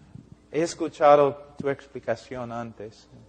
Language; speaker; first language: Spanish; non-native, fluent; English